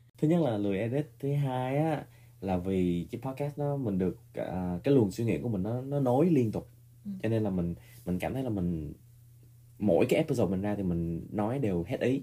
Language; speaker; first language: Vietnamese; early bilingual, heritage; Vietnamese